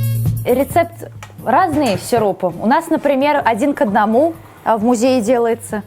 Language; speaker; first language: Russian; native; Russian